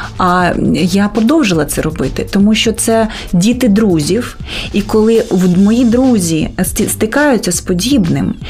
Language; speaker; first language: Ukrainian; native; Ukrainian